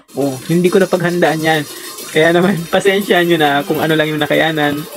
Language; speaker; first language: Filipino; non-native, local second language; Bikol